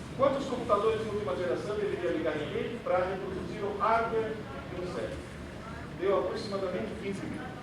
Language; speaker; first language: Portuguese; early bilingual, other home language; Italian